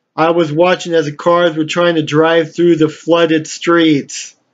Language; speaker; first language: English; native; English